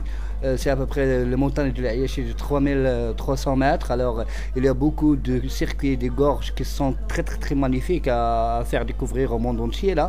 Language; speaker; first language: French; non-native, local second language; Central Atlas Tamazight